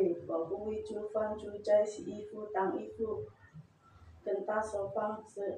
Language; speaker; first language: Chinese; non-native, learner; Javanese